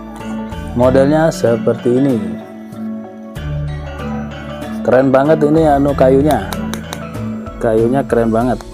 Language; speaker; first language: Indonesian; native; Indonesian